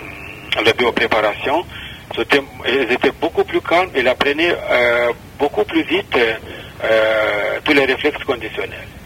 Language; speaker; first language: French; non-native, fluent; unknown